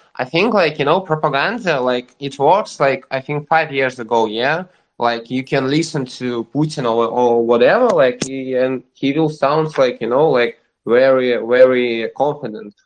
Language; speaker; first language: English; non-native, learner; Russian